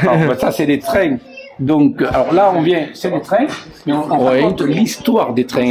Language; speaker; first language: French; native; French